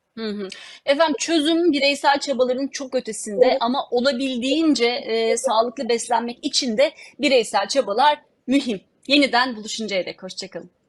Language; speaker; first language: Turkish; native; Turkish